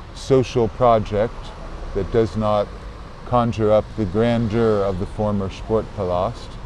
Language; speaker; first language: English; native; English